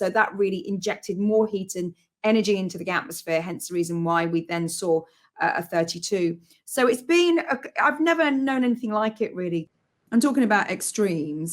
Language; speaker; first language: English; native; English